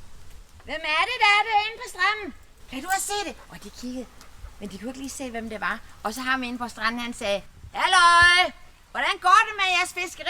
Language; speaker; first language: Danish; native; Danish